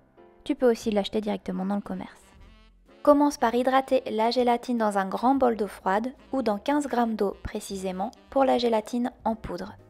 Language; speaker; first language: French; native; French